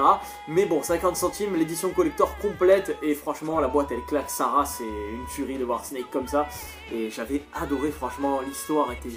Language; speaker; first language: French; native; French